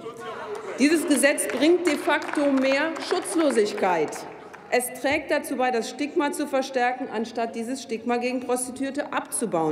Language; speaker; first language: German; native; German